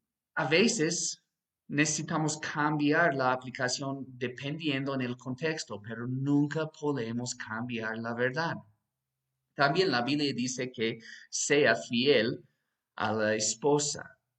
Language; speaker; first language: Spanish; non-native, fluent; English